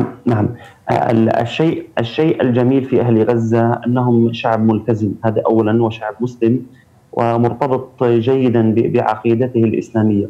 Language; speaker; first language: Arabic; native; Arabic